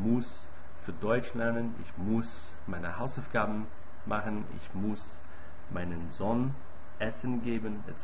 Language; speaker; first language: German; non-native, fluent; English